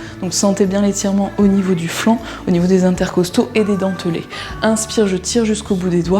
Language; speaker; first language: French; native; French